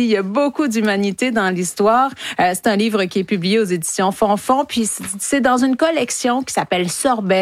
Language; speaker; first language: French; native; French